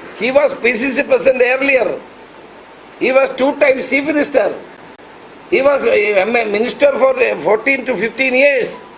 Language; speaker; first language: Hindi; non-native, local second language; Marathi